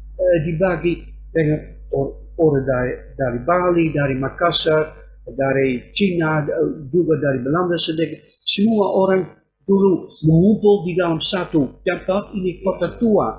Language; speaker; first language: Indonesian; non-native, fluent; Dutch